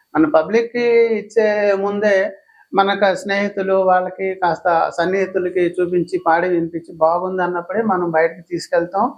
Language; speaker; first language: Telugu; native; Telugu